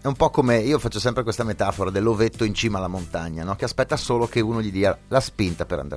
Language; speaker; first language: Italian; native; Italian